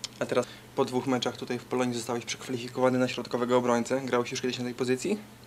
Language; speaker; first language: Polish; native; Polish